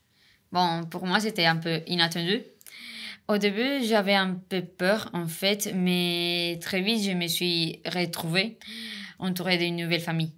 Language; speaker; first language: French; non-native, fluent; Spanish